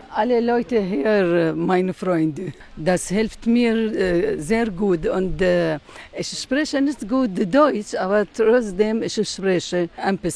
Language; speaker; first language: German; non-native, learner; Arabic